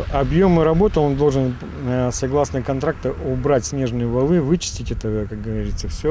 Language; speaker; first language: Russian; native; Russian